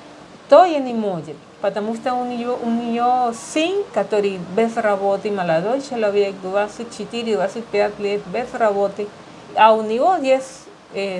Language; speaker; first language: Russian; non-native, learner; Spanish